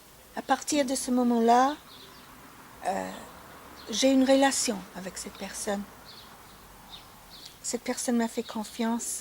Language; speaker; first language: French; non-native, fluent; English